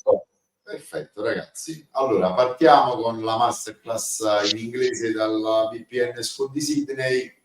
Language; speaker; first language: Italian; native; Italian